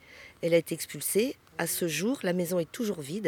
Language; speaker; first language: French; native; French